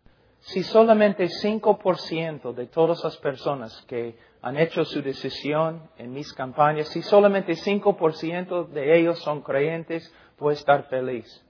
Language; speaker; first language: Spanish; non-native, fluent; English